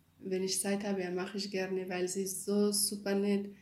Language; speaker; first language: German; non-native, learner; Kurdish